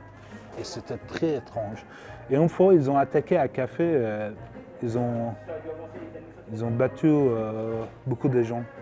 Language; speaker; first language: French; non-native, learner; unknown